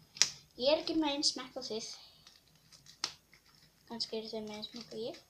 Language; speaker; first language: Icelandic; non-native, local second language; Portuguese